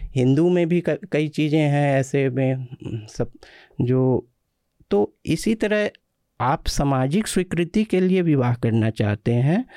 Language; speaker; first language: Hindi; native; Hindi